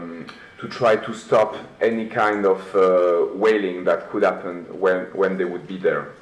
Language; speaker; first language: English; non-native, fluent; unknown